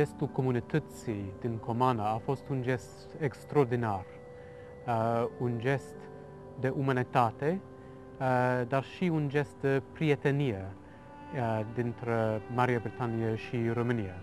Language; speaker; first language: Romanian; non-native, fluent; English